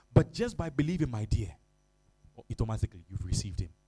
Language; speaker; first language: English; non-native, local second language; Ga